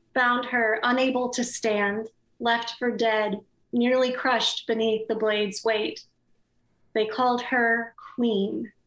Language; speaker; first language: English; native; English